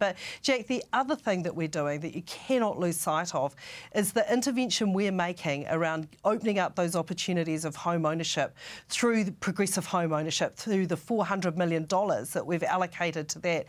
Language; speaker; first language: English; native; English